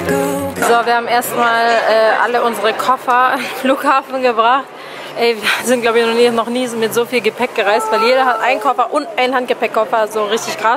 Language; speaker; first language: German; native; German